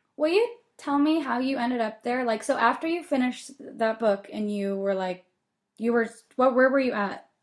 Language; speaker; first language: English; native; English